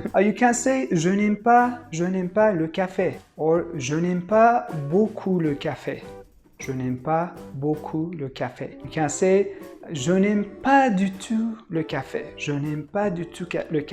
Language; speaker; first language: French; non-native, fluent; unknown